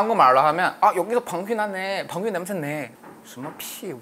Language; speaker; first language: Korean; non-native, fluent; Chinese